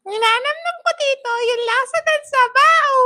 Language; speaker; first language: Filipino; native; Filipino